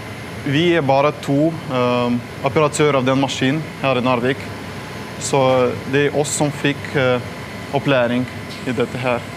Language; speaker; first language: Norwegian; non-native, fluent; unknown